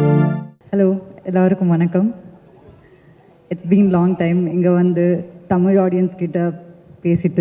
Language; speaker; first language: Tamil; non-native, fluent; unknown